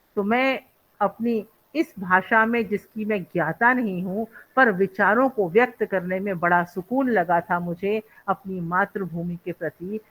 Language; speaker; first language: Hindi; non-native, local second language; Bangla